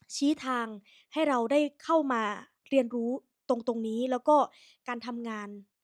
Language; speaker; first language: Thai; native; Thai